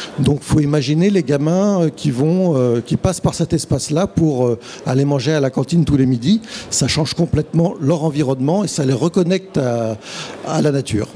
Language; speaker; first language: French; native; French